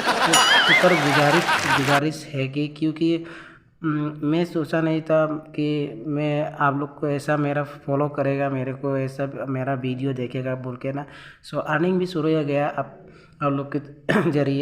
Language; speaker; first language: Hindi; non-native, local second language; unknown